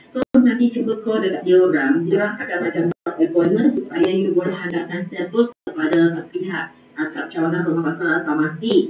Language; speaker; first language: Malay; non-native, local second language; Chinese